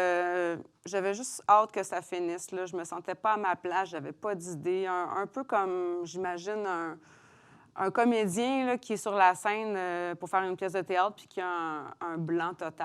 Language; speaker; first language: French; native; French